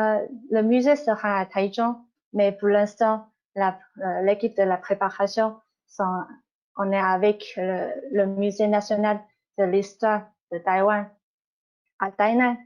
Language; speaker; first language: French; non-native, fluent; Chinese